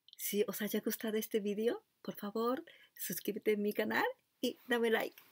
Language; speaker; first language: Spanish; non-native, fluent; Japanese